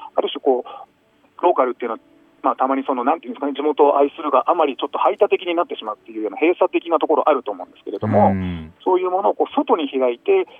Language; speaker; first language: Japanese; native; Japanese